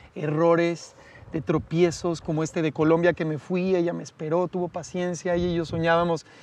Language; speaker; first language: Spanish; native; Spanish